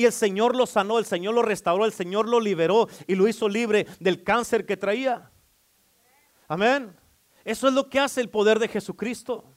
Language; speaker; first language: Spanish; native; Spanish